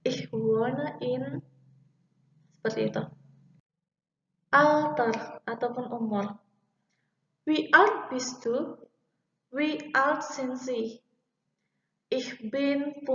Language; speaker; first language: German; non-native, learner; Indonesian